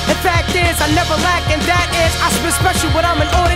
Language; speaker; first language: English; native; English